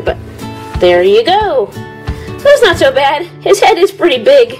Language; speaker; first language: English; native; English